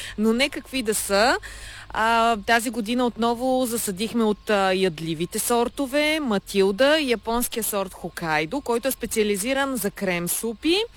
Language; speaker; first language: Bulgarian; native; Bulgarian